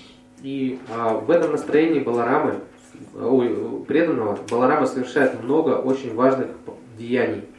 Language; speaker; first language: Russian; native; Russian